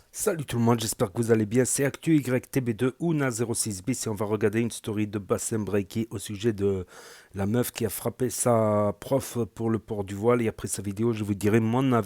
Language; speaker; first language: French; native; French